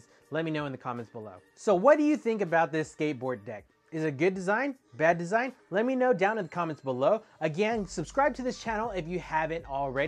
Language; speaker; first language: English; native; English